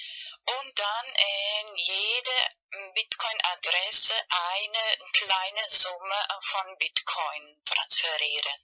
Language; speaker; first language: German; non-native, fluent; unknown